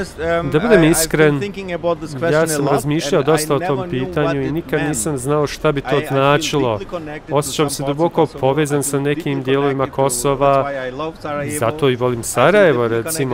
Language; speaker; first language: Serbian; early bilingual, heritage; Albanian